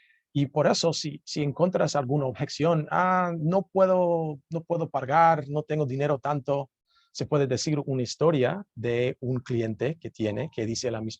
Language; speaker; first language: Spanish; non-native, learner; English